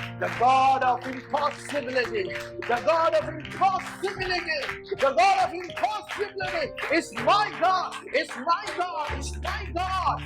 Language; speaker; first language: English; non-native, local second language; Tamil